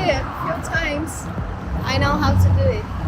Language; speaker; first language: English; non-native, learner; Portuguese